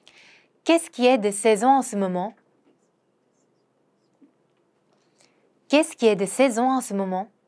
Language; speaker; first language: French; non-native, fluent; Korean